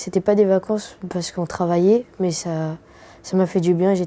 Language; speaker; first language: French; native; French